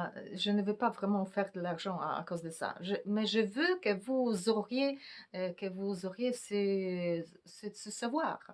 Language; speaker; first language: French; non-native, fluent; Polish